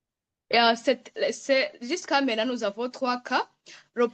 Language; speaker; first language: French; non-native, local second language; Rundi